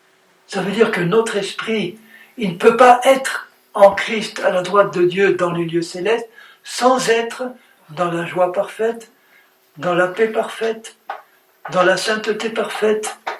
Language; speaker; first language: French; native; French